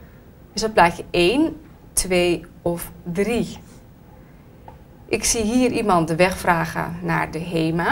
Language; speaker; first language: Dutch; native; Dutch